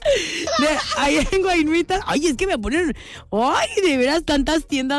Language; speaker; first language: Spanish; native; Spanish